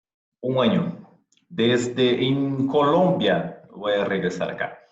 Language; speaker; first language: Spanish; non-native, fluent; Portuguese